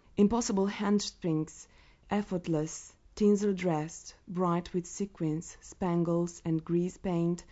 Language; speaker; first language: English; non-native, fluent; Romanian